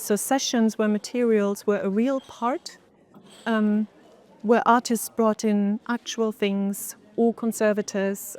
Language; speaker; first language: English; non-native, fluent; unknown